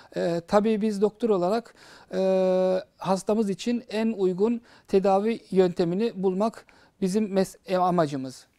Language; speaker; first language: Turkish; early bilingual, heritage; Turkish